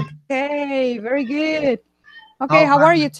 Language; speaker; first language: English; non-native, fluent; Spanish